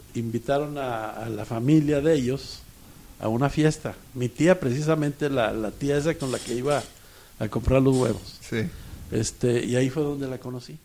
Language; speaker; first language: Spanish; native; Spanish